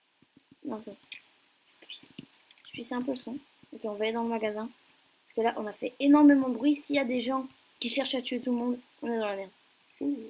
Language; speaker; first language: French; native; French